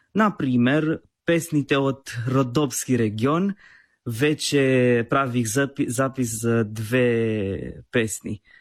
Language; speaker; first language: Bulgarian; non-native, learner; Romanian